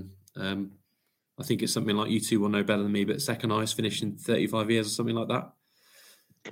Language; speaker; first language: English; native; English